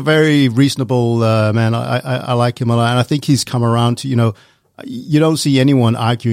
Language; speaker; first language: English; non-native, fluent; Danish